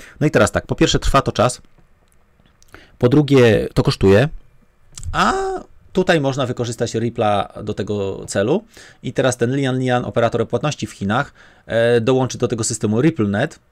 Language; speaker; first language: Polish; native; Polish